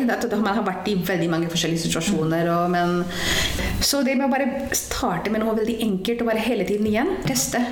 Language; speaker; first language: Norwegian; non-native, fluent; Hindi